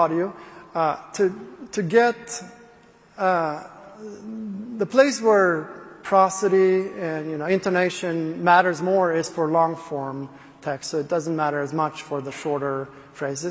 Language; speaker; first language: English; non-native, fluent; Swedish